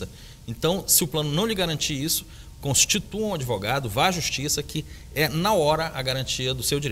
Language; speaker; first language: Portuguese; native; Portuguese